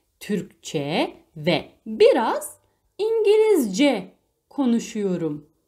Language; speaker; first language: Turkish; non-native, fluent; Arabic